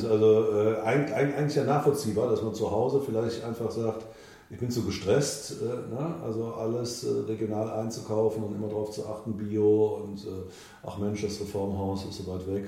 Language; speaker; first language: German; native; German